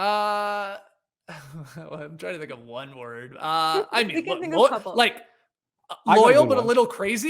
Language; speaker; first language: English; native; English